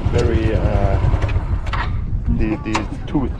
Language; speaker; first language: English; non-native, learner; German